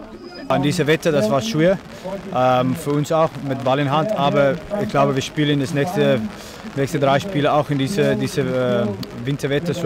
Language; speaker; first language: German; non-native, fluent; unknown